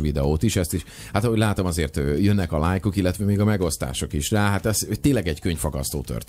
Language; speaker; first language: Hungarian; native; Hungarian